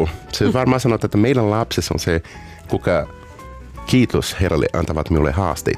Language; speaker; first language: Finnish; non-native, fluent; Portuguese